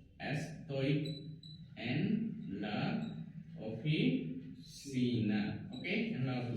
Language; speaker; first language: Spanish; non-native, learner; Hindi